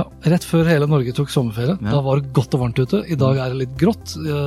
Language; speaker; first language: Norwegian; native; Norwegian